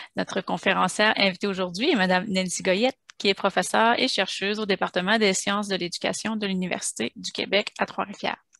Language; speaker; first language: French; native; French